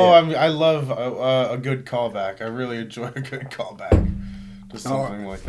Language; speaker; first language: English; native; English